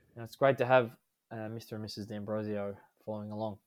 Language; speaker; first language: English; native; English